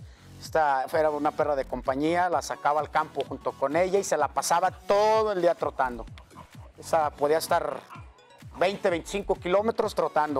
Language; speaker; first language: Spanish; native; Spanish